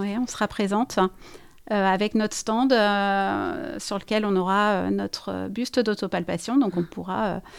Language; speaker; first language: French; native; French